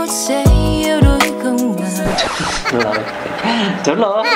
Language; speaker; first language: Vietnamese; non-native, learner; Korean